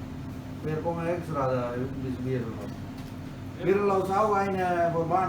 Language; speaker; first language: German; non-native, learner; Tamil